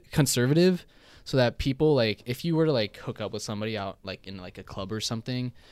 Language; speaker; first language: English; non-native, local second language; Cantonese